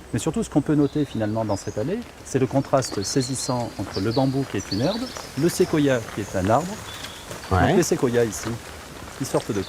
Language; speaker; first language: French; native; French